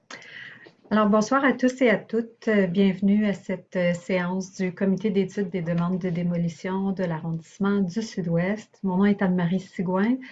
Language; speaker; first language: French; native; French